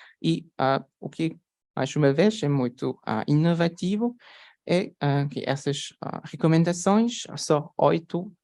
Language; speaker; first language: Portuguese; non-native, fluent; Polish